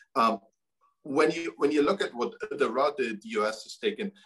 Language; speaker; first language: English; non-native, fluent; German